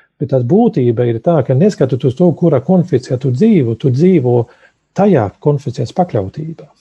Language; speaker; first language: Latvian; early bilingual, heritage; Latvian